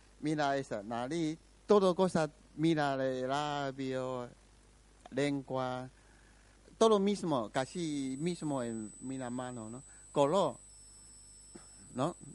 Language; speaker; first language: Spanish; non-native, learner; Chinese